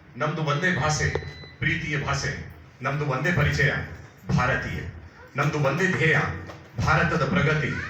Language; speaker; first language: Kannada; non-native, local second language; Hindi